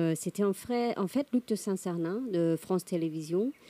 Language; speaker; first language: French; non-native, fluent; German